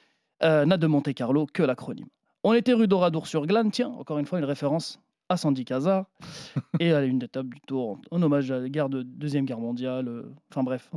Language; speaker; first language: French; native; French